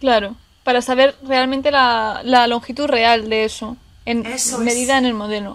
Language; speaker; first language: Spanish; native; Spanish